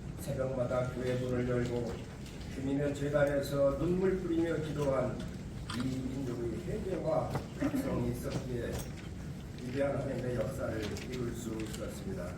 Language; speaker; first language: Korean; native; Korean